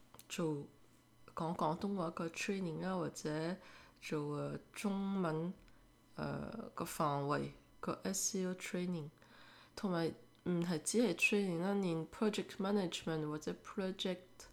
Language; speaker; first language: Cantonese; early bilingual, heritage; French